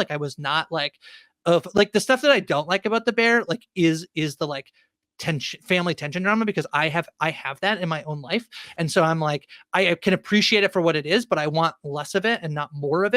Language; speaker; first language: English; native; English